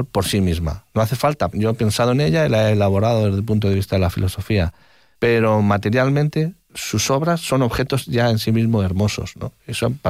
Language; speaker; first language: Spanish; native; Spanish